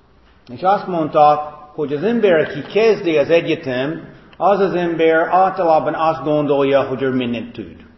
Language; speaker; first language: Hungarian; non-native, fluent; English